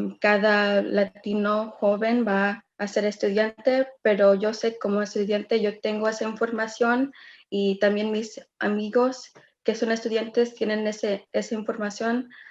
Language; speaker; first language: Spanish; early bilingual, heritage; Spanish